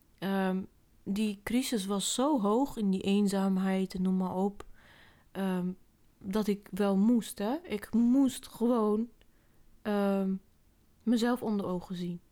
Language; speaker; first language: Dutch; early bilingual, other home language; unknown